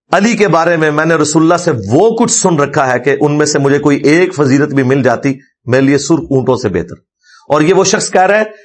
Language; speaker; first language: Urdu; non-native, local second language; Punjabi